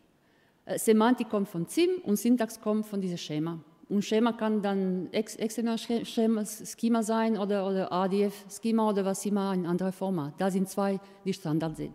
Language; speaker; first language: German; non-native, fluent; Croatian